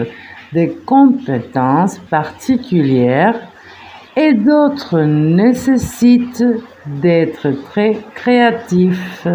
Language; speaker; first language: French; non-native, fluent; Spanish